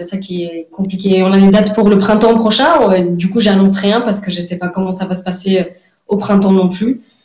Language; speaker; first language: French; non-native, fluent; English